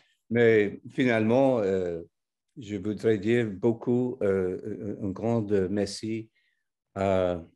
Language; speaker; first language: French; non-native, fluent; English